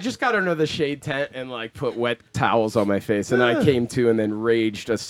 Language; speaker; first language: English; native; English